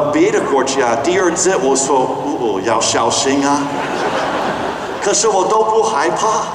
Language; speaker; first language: Chinese; non-native, fluent; English